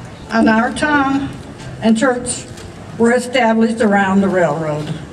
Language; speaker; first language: English; early bilingual, other home language; German